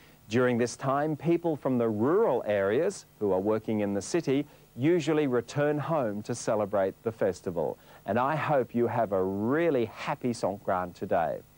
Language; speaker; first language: English; native; English